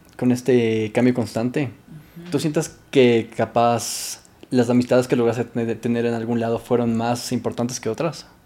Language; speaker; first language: Spanish; native; Spanish